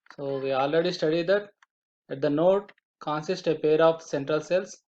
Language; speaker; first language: English; non-native, local second language; Telugu